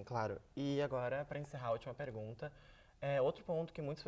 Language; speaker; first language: Portuguese; native; Portuguese